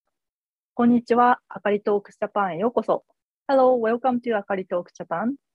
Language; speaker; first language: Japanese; native; Japanese